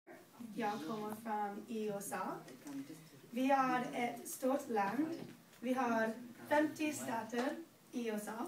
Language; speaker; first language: Swedish; non-native, learner; English